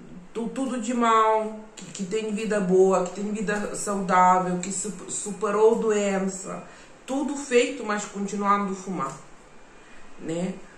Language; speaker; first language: Portuguese; non-native, fluent; Ukrainian